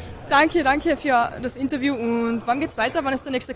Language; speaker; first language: German; native; German